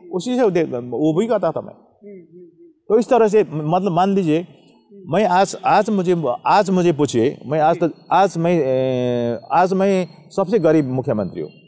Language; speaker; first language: Hindi; non-native, local second language; Nepali